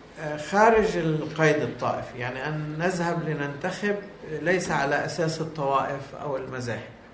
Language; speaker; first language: Arabic; native; Arabic